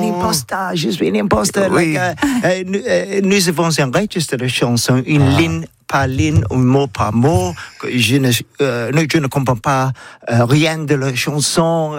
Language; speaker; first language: French; non-native, learner; English